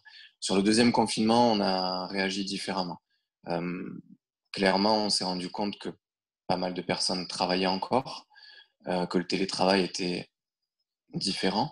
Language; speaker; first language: French; native; French